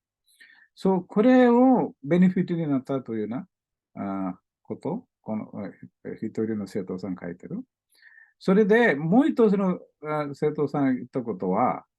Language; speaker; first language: Japanese; non-native, learner; Malayalam